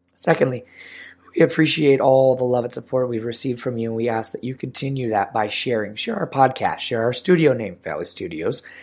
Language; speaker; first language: English; native; English